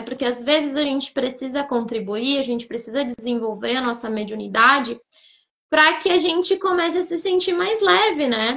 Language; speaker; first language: Portuguese; native; Portuguese